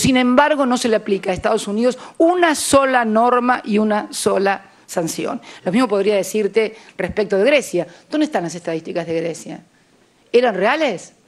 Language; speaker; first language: Spanish; native; Spanish